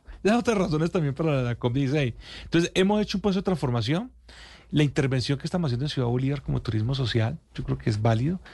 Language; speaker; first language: Spanish; native; Spanish